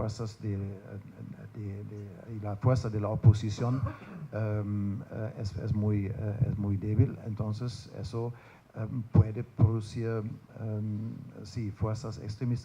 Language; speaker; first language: Spanish; non-native, fluent; German